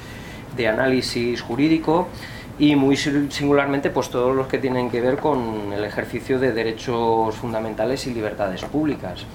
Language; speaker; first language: Spanish; native; Spanish